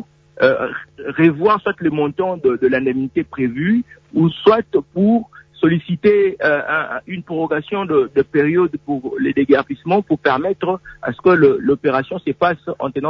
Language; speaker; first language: French; non-native, local second language; Lingala